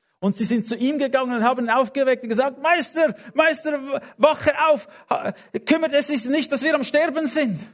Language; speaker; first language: German; non-native, fluent; English